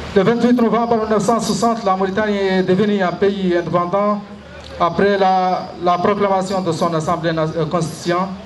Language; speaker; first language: French; non-native, local second language; Arabic